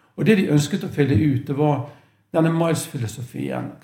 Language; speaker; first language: Norwegian; native; Norwegian